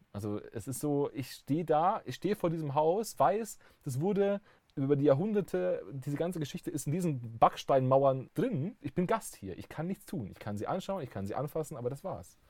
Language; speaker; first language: German; native; German